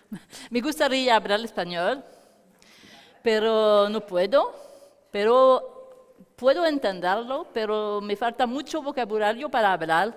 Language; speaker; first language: Spanish; non-native, learner; French